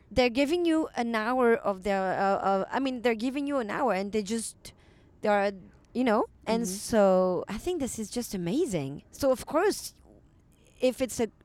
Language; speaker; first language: English; non-native, fluent; French